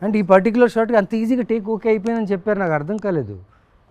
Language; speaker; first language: Telugu; native; Telugu